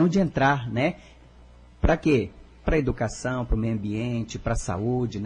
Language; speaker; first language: Portuguese; native; Portuguese